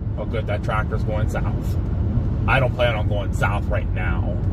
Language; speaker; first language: English; native; English